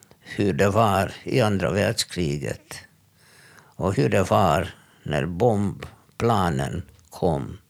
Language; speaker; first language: Swedish; non-native, fluent; Hungarian